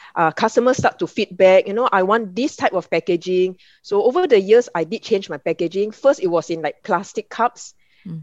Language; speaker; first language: English; non-native, local second language; Min Nan Chinese